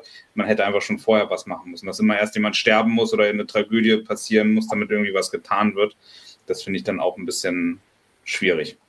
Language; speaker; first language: German; native; German